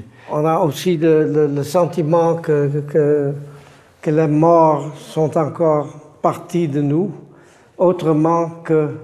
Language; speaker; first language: French; non-native, fluent; Dutch